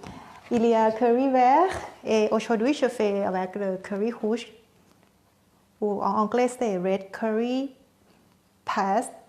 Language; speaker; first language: French; non-native, learner; Thai